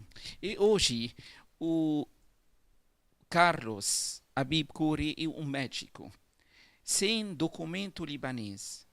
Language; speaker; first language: Portuguese; non-native, fluent; Arabic